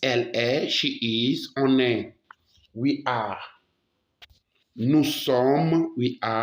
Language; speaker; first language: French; non-native, fluent; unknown